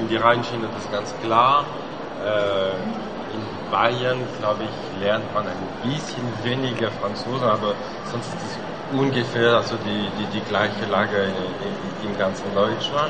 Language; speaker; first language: German; non-native, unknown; French